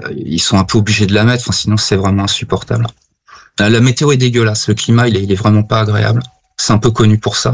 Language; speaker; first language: French; native; French